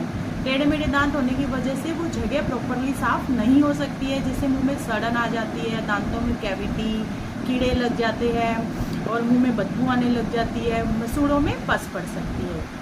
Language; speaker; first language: Hindi; native; Hindi